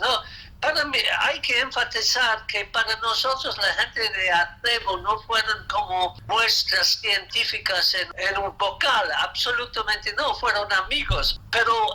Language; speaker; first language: Spanish; non-native, fluent; English